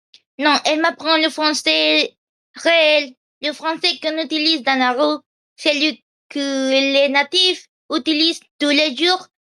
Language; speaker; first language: French; non-native, learner; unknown